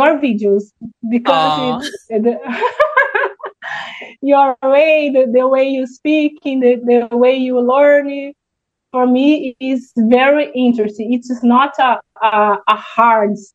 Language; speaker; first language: English; non-native, learner; Portuguese